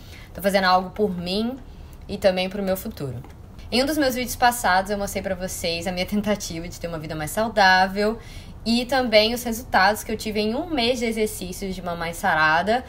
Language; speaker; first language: Portuguese; native; Portuguese